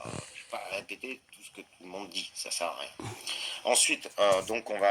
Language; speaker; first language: French; native; French